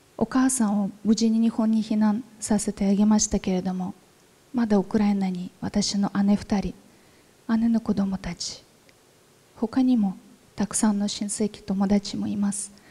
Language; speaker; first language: Japanese; non-native, fluent; Ukrainian